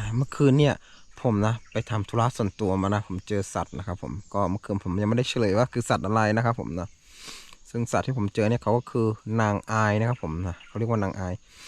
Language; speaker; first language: Thai; non-native, local second language; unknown